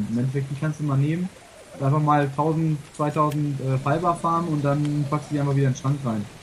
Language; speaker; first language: German; native; German